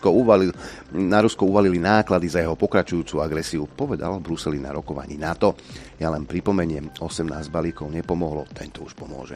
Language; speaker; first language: Slovak; native; Slovak